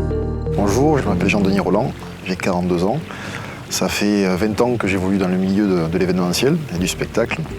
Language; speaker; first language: French; native; French